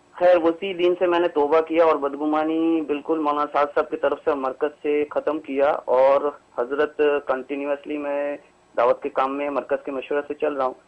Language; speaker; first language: Urdu; native; Urdu